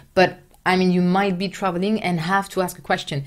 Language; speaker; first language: English; non-native, fluent; French